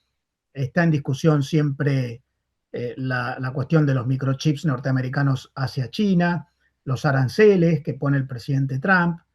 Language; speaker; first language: Spanish; native; Spanish